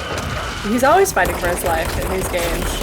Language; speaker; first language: English; native; English